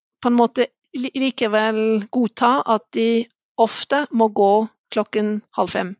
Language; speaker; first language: Norwegian; non-native, fluent; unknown